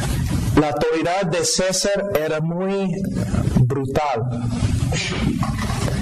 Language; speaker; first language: Spanish; non-native, fluent; English